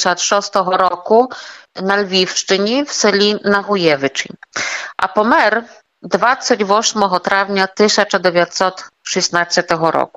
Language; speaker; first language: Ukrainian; early bilingual, heritage; Ukrainian